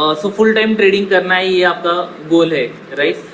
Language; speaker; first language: Hindi; non-native, local second language; Marathi